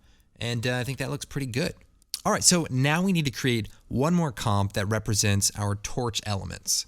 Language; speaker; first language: English; native; English